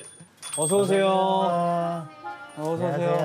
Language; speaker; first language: Korean; native; Korean